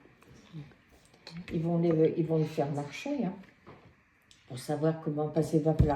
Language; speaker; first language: French; native; French